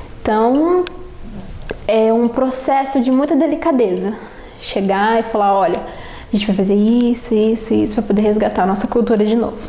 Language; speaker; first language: Portuguese; native; Portuguese